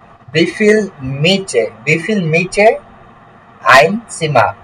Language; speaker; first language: German; non-native, learner; Bangla